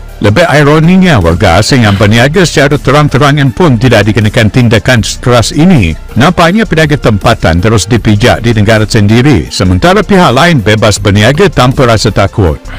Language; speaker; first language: Malay; native; Malay